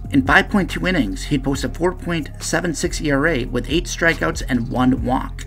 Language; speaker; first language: English; native; English